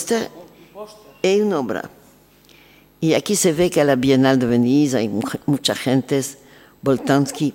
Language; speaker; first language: Spanish; non-native, learner; French